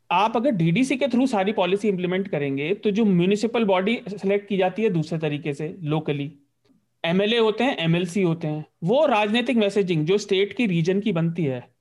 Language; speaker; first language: Hindi; native; Hindi